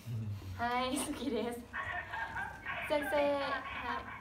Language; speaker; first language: Japanese; non-native, learner; Thai